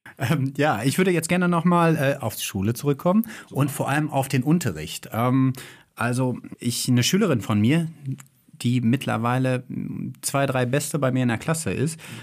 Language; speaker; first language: German; native; German